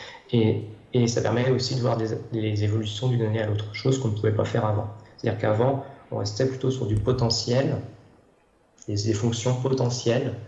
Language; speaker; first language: French; native; French